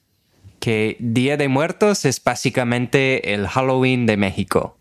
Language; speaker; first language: Spanish; non-native, fluent; English